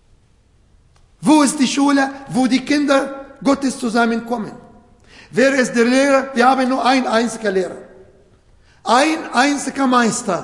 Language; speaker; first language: German; non-native, fluent; Arabic